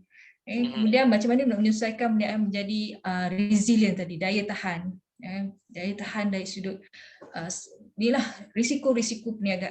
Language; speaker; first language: Malay; native; Malay